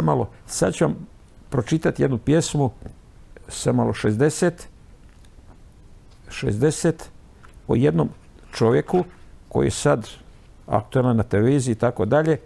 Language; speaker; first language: Croatian; native; Croatian